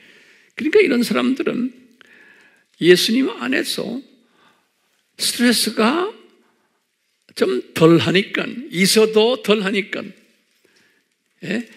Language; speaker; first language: Korean; native; Korean